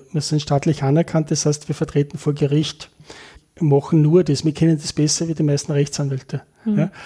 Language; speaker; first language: German; native; German